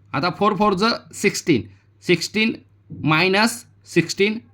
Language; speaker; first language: Hindi; non-native, local second language; Marathi